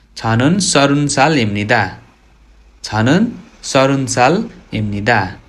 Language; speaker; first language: Nepali; native; Nepali